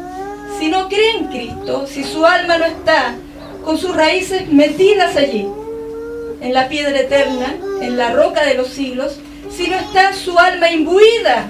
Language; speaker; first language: Spanish; native; Spanish